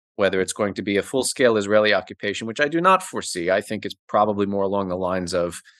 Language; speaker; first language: English; native; English